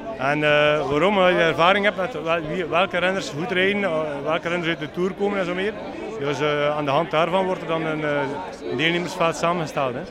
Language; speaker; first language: Dutch; native; Dutch